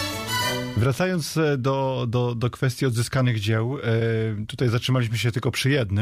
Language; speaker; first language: Polish; native; Polish